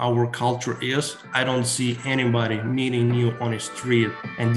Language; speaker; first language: English; non-native, fluent; Ukrainian